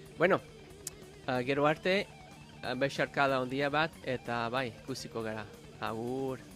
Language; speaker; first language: Basque; non-native, learner; English